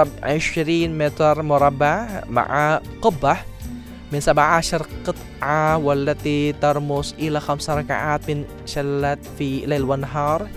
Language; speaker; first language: Arabic; non-native, fluent; Indonesian